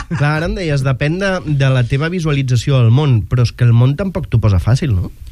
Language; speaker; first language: Catalan; native; Catalan